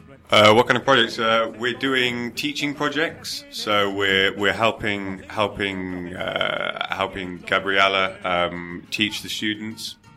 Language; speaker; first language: English; native; English